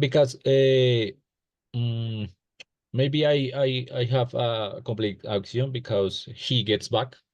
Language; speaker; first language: English; non-native, learner; Spanish